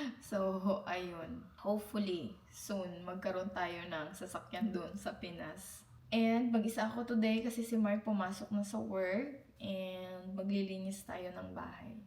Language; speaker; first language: Filipino; non-native, local second language; Cebuano